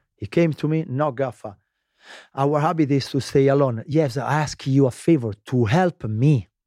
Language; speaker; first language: English; non-native, learner; Italian